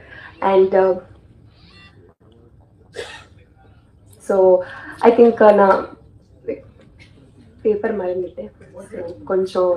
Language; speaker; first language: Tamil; non-native, fluent; Telugu